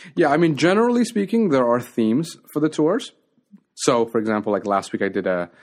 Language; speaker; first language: English; native; English